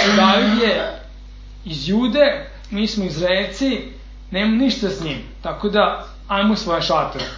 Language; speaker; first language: Serbian; non-native, fluent; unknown